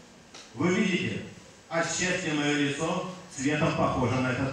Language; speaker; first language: Russian; non-native, learner; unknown